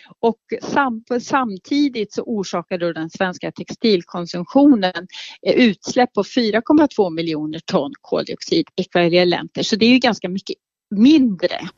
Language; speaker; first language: Swedish; native; Swedish